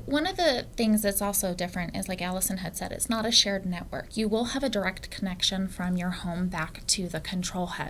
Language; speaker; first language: English; native; English